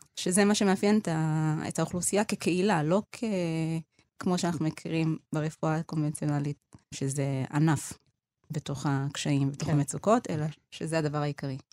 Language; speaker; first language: Hebrew; early bilingual, other home language; Amharic